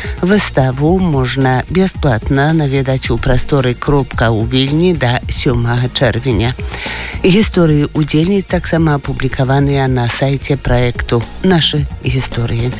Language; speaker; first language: Belarusian; native; Belarusian